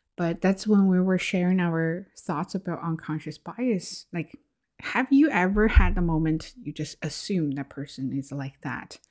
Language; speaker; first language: English; non-native, fluent; Chinese